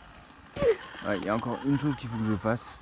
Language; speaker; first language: French; native; French